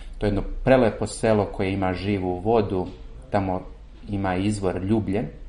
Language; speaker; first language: Serbian; native; Serbian